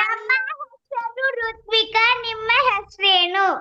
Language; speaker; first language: Kannada; non-native, learner; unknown